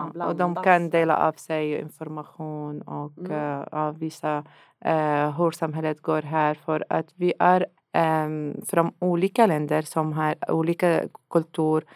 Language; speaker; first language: Swedish; non-native, fluent; Arabic